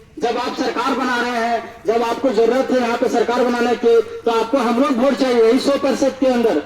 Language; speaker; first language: Hindi; native; Hindi